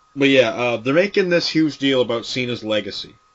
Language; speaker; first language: English; native; English